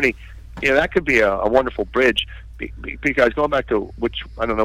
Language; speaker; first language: English; native; English